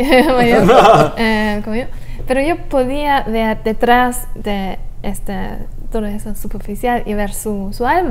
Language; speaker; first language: Spanish; non-native, fluent; German